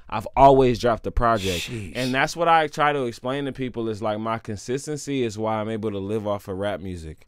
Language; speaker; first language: English; native; English